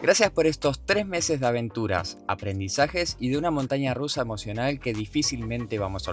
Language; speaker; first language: Spanish; native; Spanish